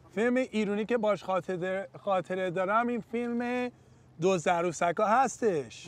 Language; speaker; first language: Persian; early bilingual, other home language; English